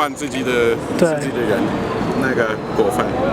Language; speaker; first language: Chinese; non-native, fluent; English